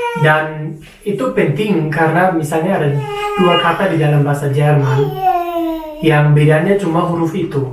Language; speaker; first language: Indonesian; non-native, fluent; German